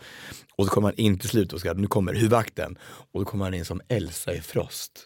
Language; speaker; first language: Swedish; native; Swedish